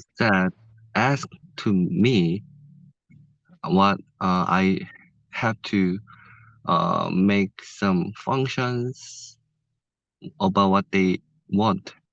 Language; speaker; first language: English; non-native, learner; Korean